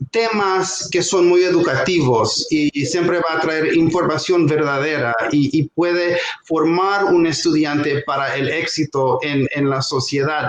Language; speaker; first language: Spanish; non-native, fluent; English